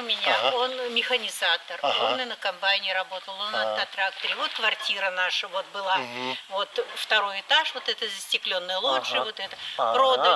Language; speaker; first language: Russian; native; Russian